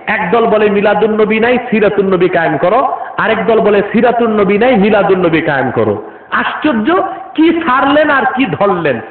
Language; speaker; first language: Bangla; non-native, local second language; Urdu